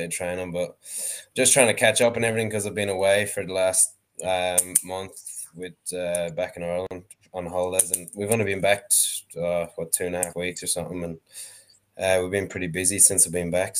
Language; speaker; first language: English; native; English